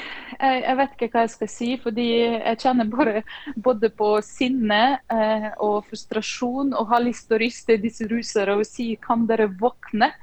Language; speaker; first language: Norwegian; non-native, fluent; Ukrainian